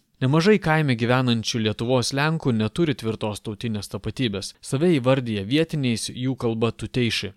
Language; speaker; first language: Lithuanian; native; Lithuanian